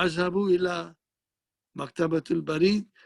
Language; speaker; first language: Arabic; non-native, fluent; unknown